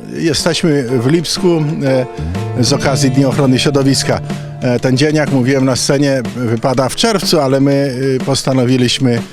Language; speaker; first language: Polish; native; Polish